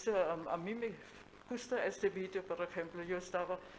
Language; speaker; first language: Spanish; non-native, fluent; German